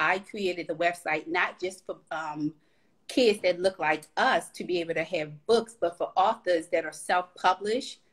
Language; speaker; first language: English; native; English